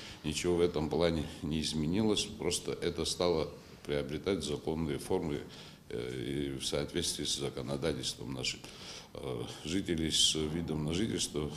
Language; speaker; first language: Russian; non-native, local second language; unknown